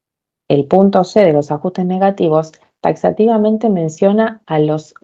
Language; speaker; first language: Spanish; native; Spanish